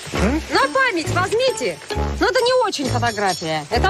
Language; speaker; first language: Russian; native; Russian